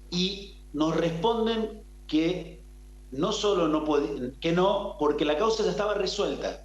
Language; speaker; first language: Spanish; native; Spanish